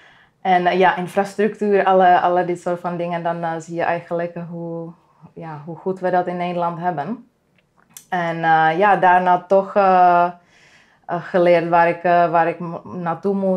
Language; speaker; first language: Dutch; non-native, fluent; Czech